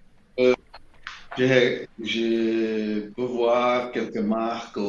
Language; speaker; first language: French; non-native, learner; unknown